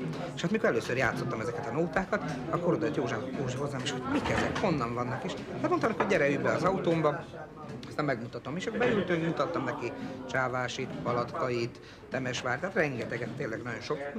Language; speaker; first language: Hungarian; native; Hungarian